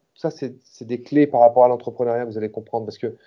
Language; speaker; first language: French; native; French